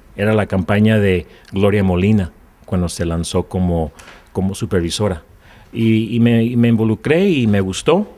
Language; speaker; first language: Spanish; early bilingual, heritage; Spanish